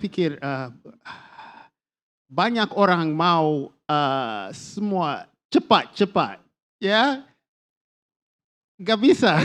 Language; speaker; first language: Indonesian; non-native, learner; English